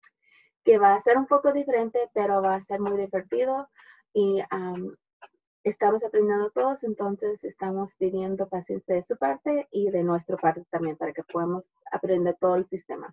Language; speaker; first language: Spanish; early bilingual, heritage; Spanish